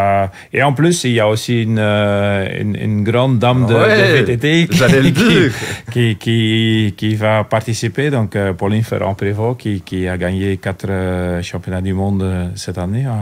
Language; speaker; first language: French; non-native, local second language; Dutch